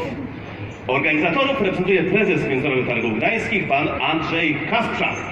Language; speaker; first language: Polish; native; Polish